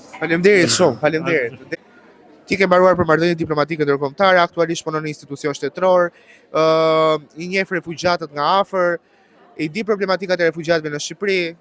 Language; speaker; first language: Albanian; native; Albanian